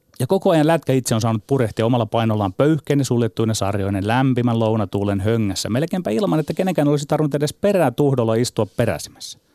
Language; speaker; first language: Finnish; native; Finnish